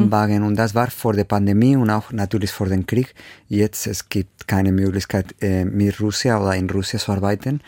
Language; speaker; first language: German; non-native, fluent; Spanish